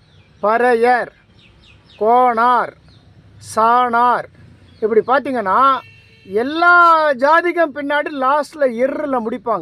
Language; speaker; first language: Tamil; native; Tamil